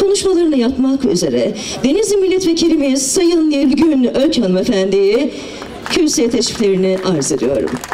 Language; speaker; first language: Turkish; native; Turkish